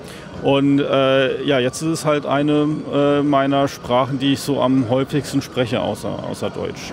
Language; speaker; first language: German; native; German